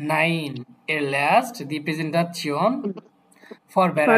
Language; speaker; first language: German; non-native, fluent; Bangla